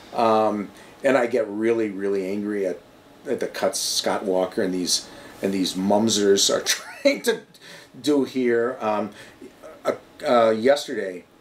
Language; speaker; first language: English; native; English